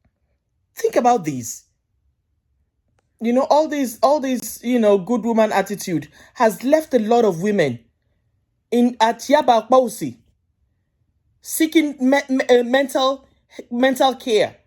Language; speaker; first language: English; non-native, local second language; Yoruba